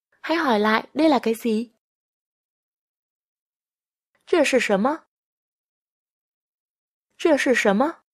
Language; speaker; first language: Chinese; non-native, fluent; Vietnamese